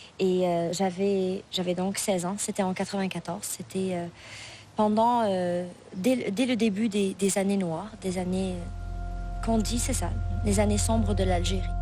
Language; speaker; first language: French; non-native, local second language; Arabic